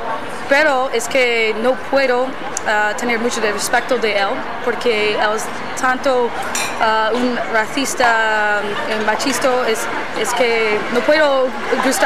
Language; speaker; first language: Spanish; non-native, learner; English